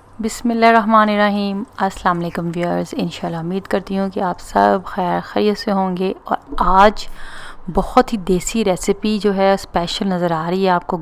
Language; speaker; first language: Urdu; non-native, local second language; Punjabi